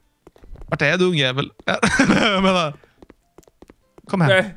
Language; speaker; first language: Swedish; native; Swedish